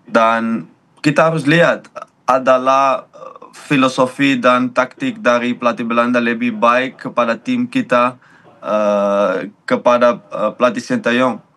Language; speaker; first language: Indonesian; non-native, fluent; Dutch